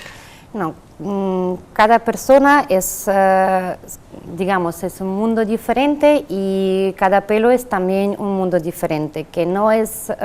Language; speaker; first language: Spanish; non-native, fluent; Russian